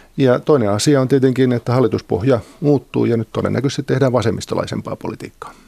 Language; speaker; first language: Finnish; native; Finnish